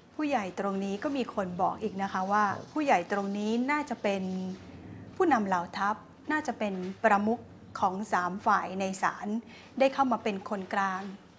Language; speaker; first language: Thai; native; Thai